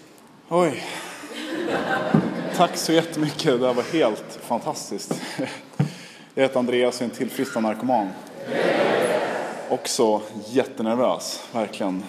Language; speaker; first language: Swedish; native; Swedish